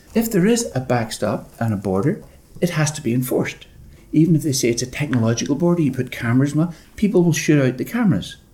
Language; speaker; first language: English; native; English